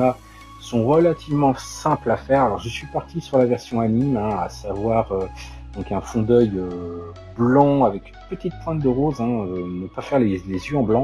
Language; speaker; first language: French; native; French